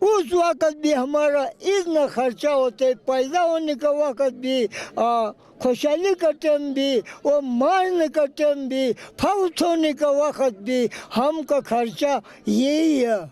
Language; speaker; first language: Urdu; non-native, local second language; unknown